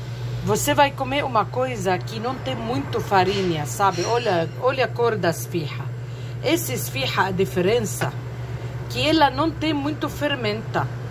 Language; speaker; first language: Portuguese; non-native, fluent; Arabic